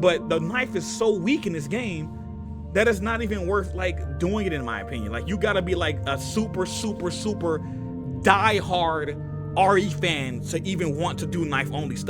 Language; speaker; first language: English; native; English